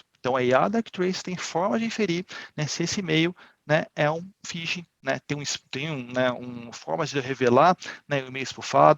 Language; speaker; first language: Portuguese; native; Portuguese